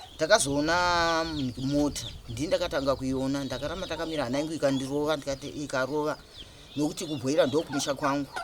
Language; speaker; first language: Shona; native; Shona